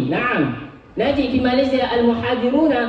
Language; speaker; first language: Arabic; non-native, learner; Malay